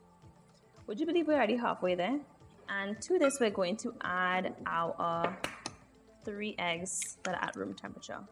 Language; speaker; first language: English; native; English